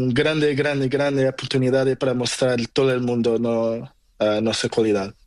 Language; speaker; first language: Spanish; non-native, learner; Portuguese